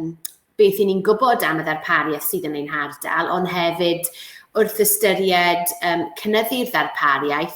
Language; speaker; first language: Welsh; native; Welsh